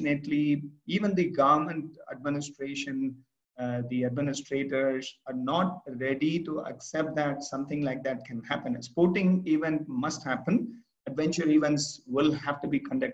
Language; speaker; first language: English; non-native, local second language; Tamil